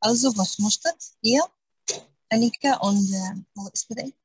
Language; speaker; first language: German; non-native, learner; Arabic